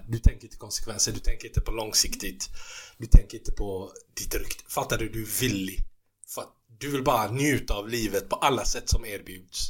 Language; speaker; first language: Swedish; early bilingual, other home language; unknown